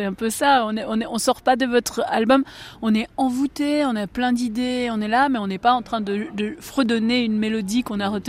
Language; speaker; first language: French; native; French